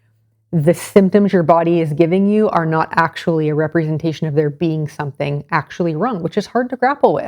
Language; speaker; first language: English; native; English